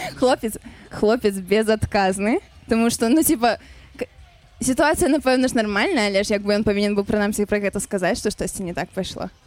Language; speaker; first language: Belarusian; non-native, local second language; Russian